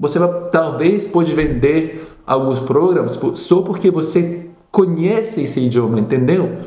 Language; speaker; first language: Portuguese; non-native, fluent; French